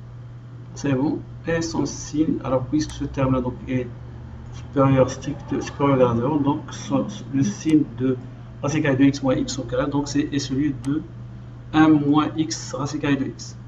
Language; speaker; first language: French; non-native, local second language; Arabic